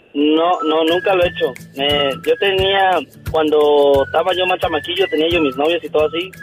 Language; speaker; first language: Spanish; native; Spanish